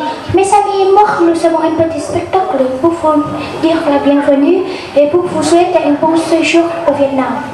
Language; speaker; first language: French; non-native, learner; Vietnamese